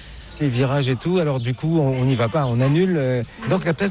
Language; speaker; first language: French; native; French